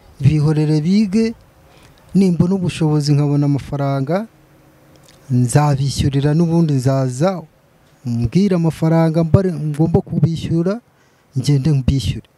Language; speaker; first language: Kinyarwanda; native; Kinyarwanda